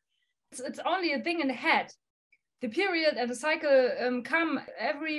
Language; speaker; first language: English; non-native, fluent; German